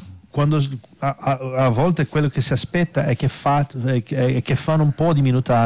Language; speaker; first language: Italian; non-native, fluent; Portuguese